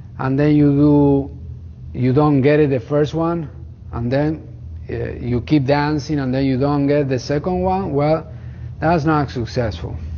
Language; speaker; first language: English; non-native, fluent; Spanish